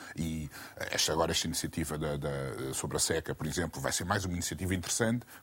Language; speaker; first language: Portuguese; non-native, local second language; Kabuverdianu